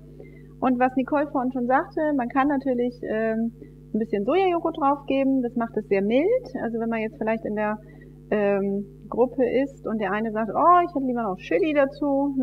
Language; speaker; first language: German; native; German